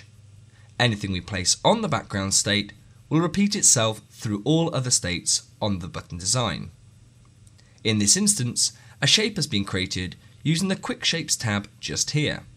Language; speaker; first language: English; native; English